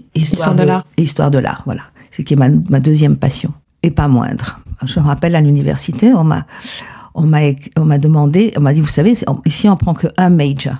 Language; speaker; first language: French; non-native, fluent; Spanish